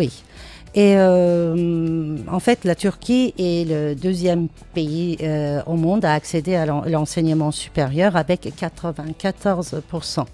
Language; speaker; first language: French; non-native, fluent; Turkish